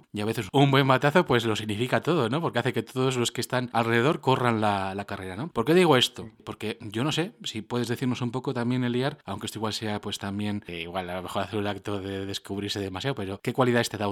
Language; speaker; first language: Spanish; native; Spanish